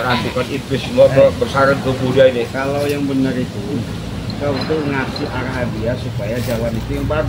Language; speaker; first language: Indonesian; native; Indonesian